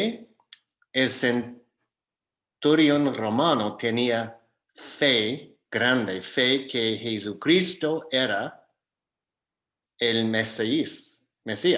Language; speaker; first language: Spanish; non-native, fluent; English